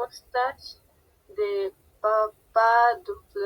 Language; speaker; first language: French; non-native, learner; Spanish